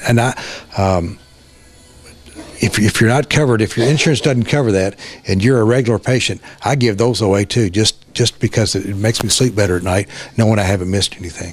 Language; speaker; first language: English; native; English